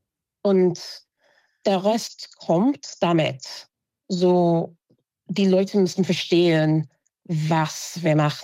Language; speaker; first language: German; non-native, fluent; English